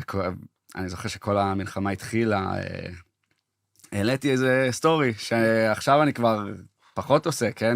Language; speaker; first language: Hebrew; early bilingual, heritage; English